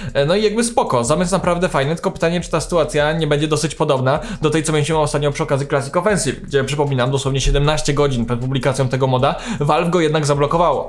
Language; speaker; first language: Polish; native; Polish